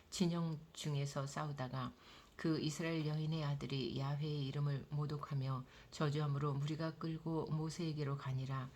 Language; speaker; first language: Korean; native; Korean